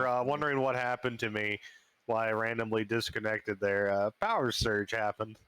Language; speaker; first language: English; native; English